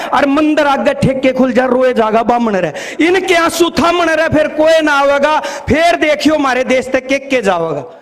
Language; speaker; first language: Hindi; native; Hindi